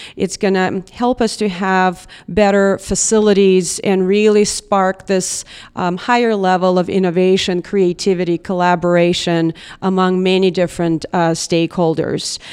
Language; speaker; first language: English; non-native, fluent; Russian